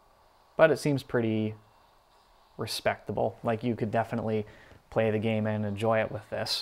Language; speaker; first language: English; native; English